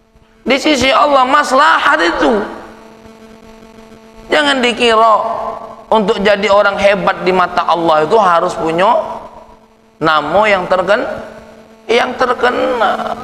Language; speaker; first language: Indonesian; native; Indonesian